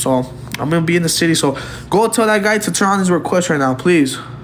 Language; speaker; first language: English; early bilingual, other home language; Spanish